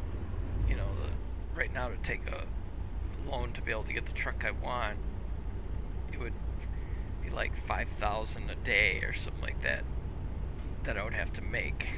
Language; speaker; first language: English; native; English